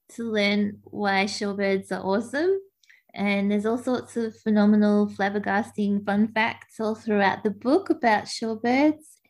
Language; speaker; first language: English; native; English